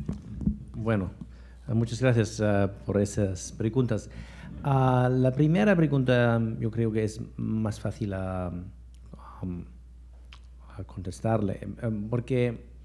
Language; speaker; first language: Spanish; non-native, fluent; German